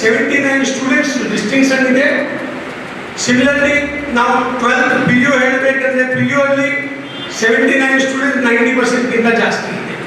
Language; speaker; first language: Kannada; non-native, local second language; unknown